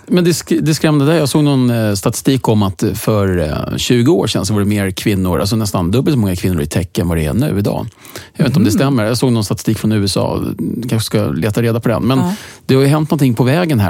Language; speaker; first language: Swedish; native; Swedish